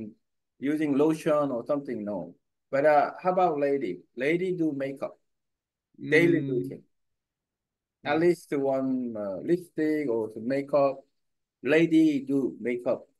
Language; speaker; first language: English; non-native, learner; Korean